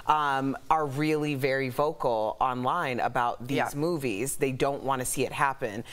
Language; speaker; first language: English; native; English